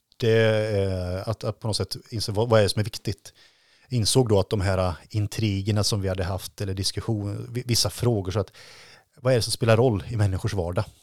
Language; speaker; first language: Swedish; native; Swedish